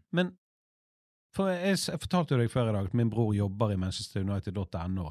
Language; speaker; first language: Norwegian; native; Norwegian